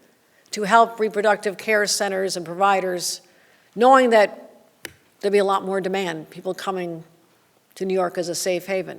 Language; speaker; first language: English; native; English